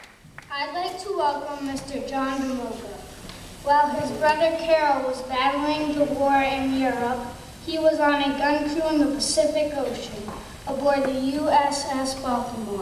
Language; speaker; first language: English; native; English